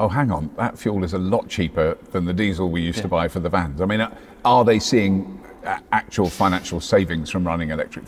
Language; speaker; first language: English; native; English